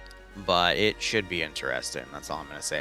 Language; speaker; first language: English; native; English